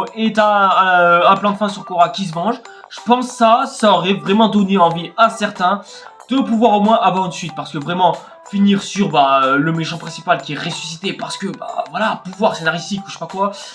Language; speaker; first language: French; native; French